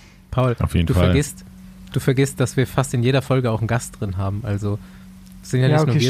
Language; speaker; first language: German; native; German